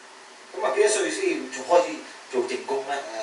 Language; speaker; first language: Cantonese; early bilingual, heritage; Cantonese